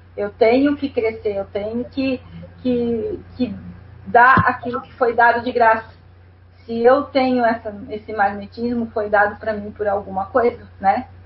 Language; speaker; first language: Portuguese; non-native, fluent; Spanish